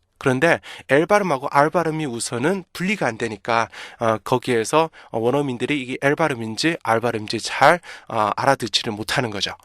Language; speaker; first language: Korean; native; Korean